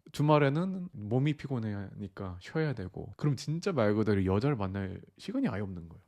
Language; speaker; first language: Korean; native; Korean